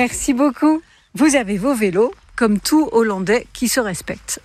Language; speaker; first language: French; native; French